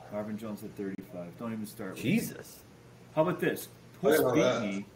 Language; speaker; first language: English; native; English